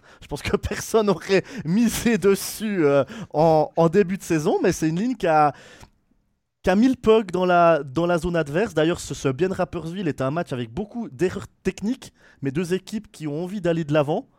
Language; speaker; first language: French; native; French